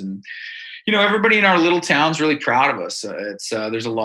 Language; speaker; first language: English; native; English